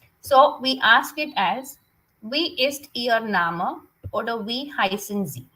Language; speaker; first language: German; non-native, fluent; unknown